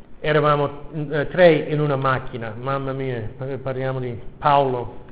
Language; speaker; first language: Italian; non-native, fluent; English